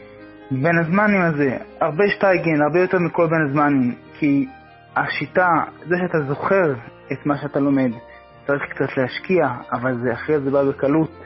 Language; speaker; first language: Hebrew; native; Hebrew